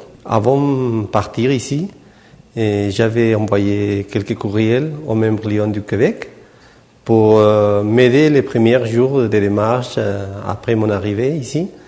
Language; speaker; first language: French; non-native, fluent; Spanish